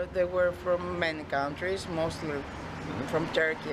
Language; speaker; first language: English; non-native, fluent; Greek